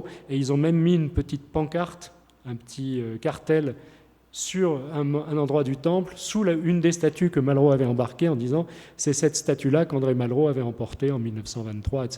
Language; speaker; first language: French; native; French